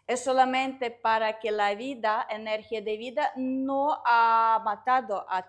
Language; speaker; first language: Spanish; non-native, learner; Russian